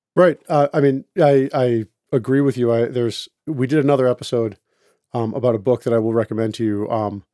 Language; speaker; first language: English; native; English